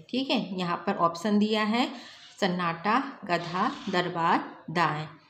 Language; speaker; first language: Hindi; native; Hindi